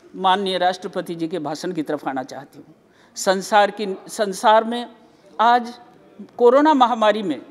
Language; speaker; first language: Hindi; native; Hindi